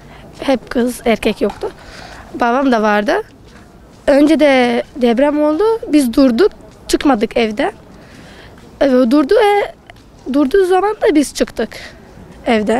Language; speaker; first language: Turkish; non-native, local second language; Kurdish